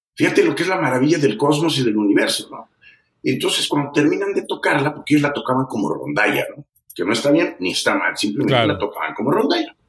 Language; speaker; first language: Spanish; native; Spanish